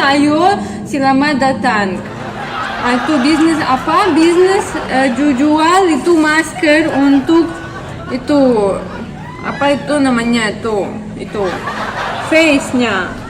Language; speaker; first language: Indonesian; non-native, learner; Russian